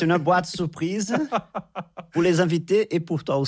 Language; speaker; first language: French; non-native, fluent; Portuguese